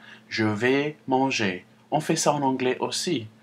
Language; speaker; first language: French; non-native, fluent; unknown